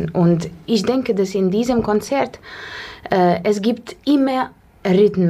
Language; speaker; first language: German; non-native, learner; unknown